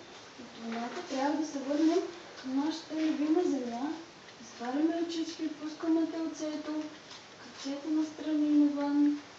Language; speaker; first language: Bulgarian; native; Bulgarian